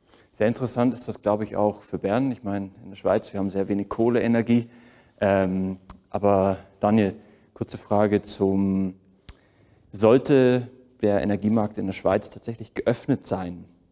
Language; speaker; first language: German; native; German